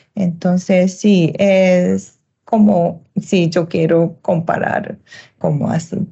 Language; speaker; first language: Spanish; non-native, learner; Japanese